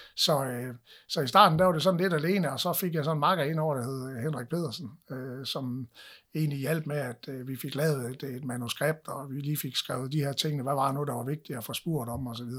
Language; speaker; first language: Danish; native; Danish